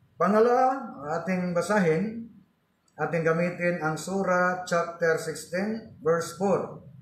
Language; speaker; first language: Filipino; non-native, local second language; Cebuano